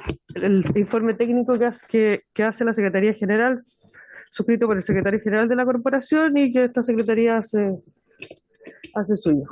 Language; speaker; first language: Spanish; native; Spanish